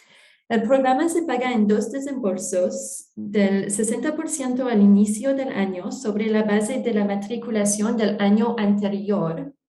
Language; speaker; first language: Spanish; non-native, fluent; French